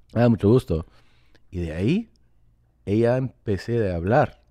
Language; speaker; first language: Spanish; early bilingual, other home language; English